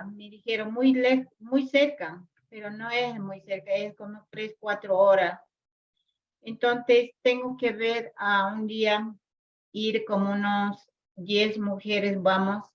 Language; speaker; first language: Spanish; non-native, local second language; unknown